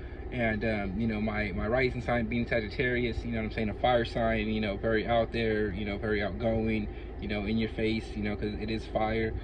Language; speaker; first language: English; native; English